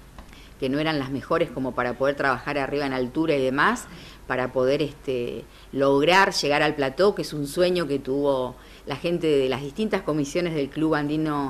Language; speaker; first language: Spanish; native; Spanish